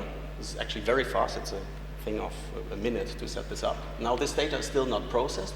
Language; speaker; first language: English; non-native, fluent; German